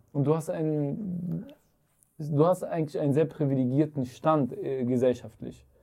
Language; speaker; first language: German; early bilingual, other home language; Arabic